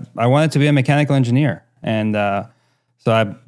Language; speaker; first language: English; early bilingual, other home language; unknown